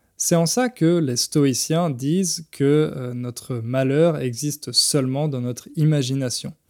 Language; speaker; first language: French; native; French